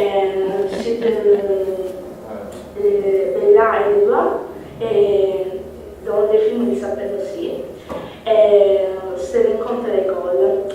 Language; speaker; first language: French; non-native, learner; Italian